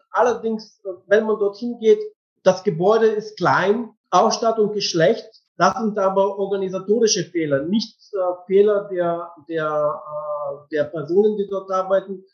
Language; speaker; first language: German; non-native, fluent; Bulgarian